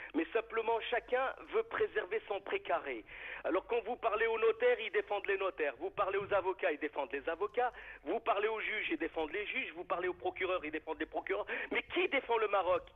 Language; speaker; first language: French; native; French